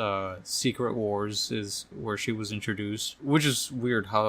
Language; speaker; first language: English; native; English